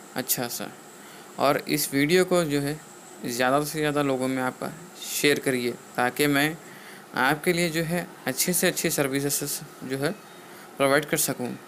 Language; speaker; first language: Hindi; non-native, local second language; Urdu